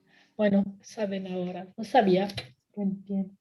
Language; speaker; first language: Spanish; non-native, fluent; French